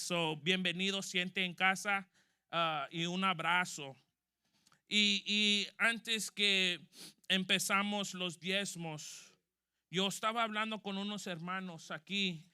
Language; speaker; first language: Spanish; early bilingual, heritage; Spanish